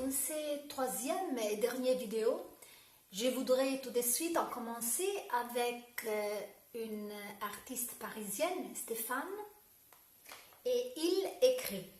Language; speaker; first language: French; non-native, learner; Italian